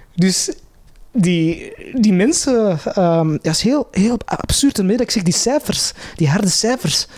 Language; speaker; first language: Dutch; non-native, local second language; Arabic